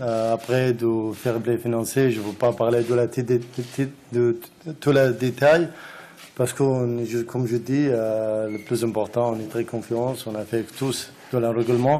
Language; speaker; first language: French; non-native, learner; Arabic